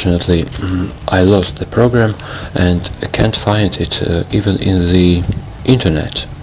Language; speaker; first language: English; non-native, fluent; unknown